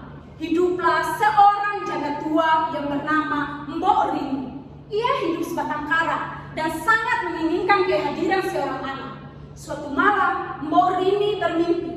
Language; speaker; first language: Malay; non-native, learner; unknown